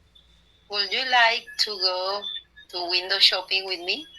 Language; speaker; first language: English; non-native, learner; Spanish